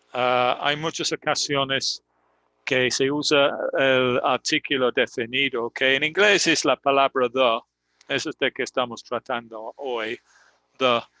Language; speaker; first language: Spanish; non-native, fluent; English